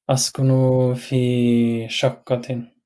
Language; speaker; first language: Arabic; non-native, learner; Norwegian